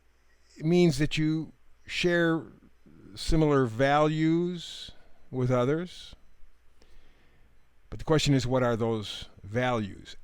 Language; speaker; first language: English; native; English